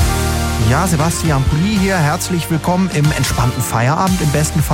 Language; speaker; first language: German; native; German